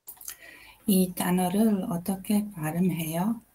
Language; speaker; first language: Korean; non-native, learner; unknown